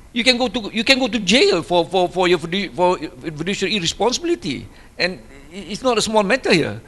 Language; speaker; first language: English; non-native, local second language; Malay